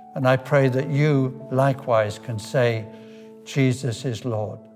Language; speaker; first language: English; native; English